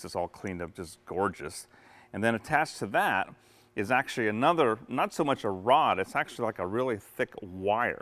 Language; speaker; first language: English; native; English